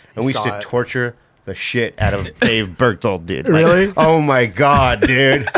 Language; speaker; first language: English; native; English